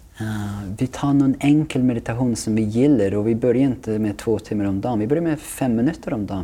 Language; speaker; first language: Swedish; non-native, fluent; English